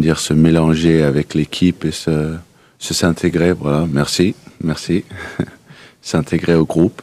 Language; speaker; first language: French; non-native, fluent; Danish